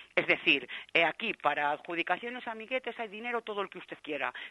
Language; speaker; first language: Spanish; native; Spanish